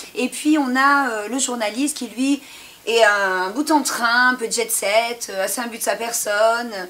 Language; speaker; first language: French; native; French